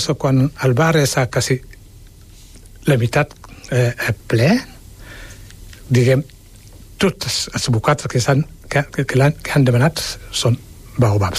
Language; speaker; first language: Catalan; non-native, fluent; Wolof